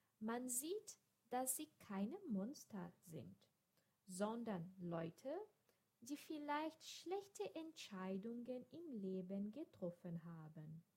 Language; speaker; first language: German; non-native, fluent; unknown